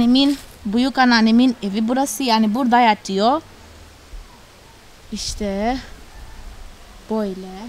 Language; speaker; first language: Turkish; non-native, fluent; Portuguese